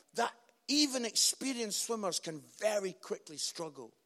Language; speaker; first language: English; native; English